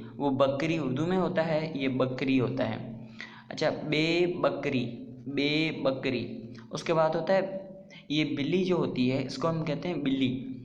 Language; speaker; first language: Urdu; non-native, local second language; Sindhi